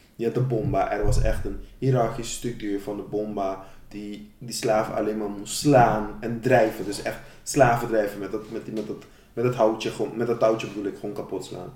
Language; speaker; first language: Dutch; non-native, local second language; Papiamento